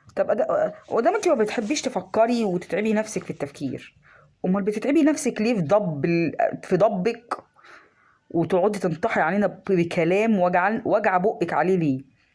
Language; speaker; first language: Arabic; native; Arabic